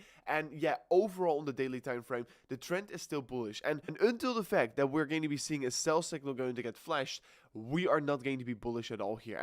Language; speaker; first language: English; non-native, fluent; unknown